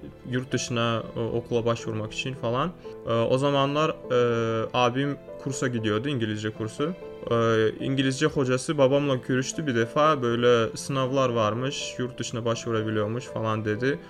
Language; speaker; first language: Turkish; non-native, fluent; Turkmen